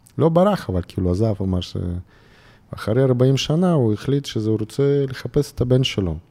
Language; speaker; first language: Hebrew; non-native, fluent; Russian